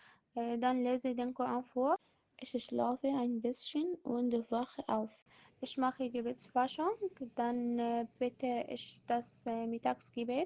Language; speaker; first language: German; non-native, learner; Arabic